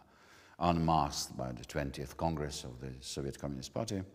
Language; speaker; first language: English; non-native, fluent; Hungarian